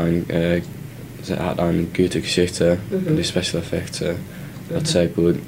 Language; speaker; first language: German; non-native, learner; English